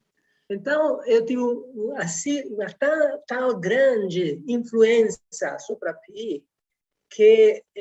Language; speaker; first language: Portuguese; non-native, fluent; Italian